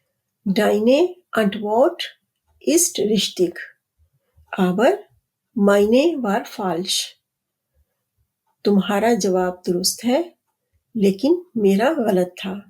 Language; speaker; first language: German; non-native, fluent; Urdu